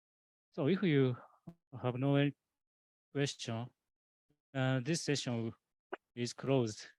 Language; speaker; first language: English; non-native, learner; Japanese